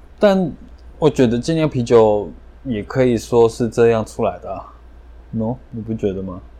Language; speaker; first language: Chinese; early bilingual, heritage; Chinese